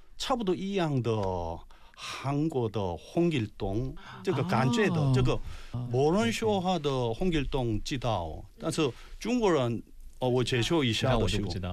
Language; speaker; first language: Chinese; non-native, learner; Korean